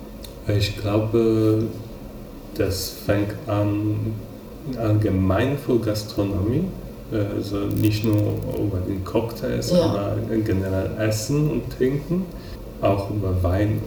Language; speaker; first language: German; non-native, fluent; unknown